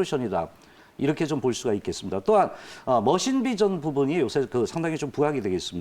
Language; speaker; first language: Korean; native; Korean